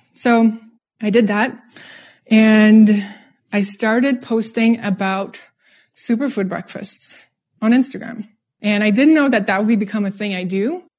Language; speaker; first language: English; non-native, fluent; Russian